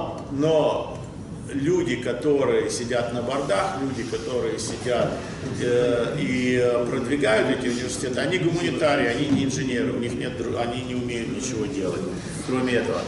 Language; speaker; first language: Russian; early bilingual, other home language; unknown